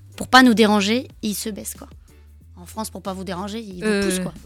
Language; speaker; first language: French; native; French